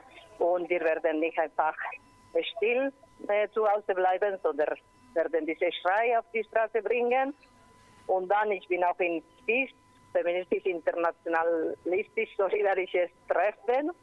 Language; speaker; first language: German; non-native, learner; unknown